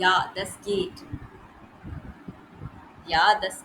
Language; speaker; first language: German; non-native, learner; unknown